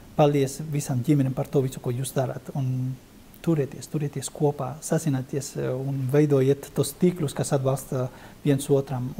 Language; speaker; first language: Latvian; non-native, fluent; Spanish